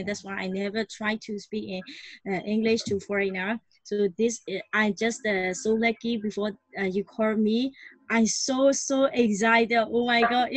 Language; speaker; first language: English; non-native, learner; Burmese